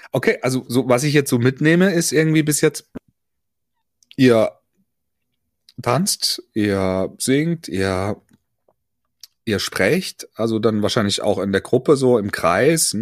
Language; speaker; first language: German; native; German